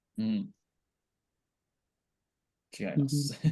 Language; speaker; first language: Japanese; non-native, learner; English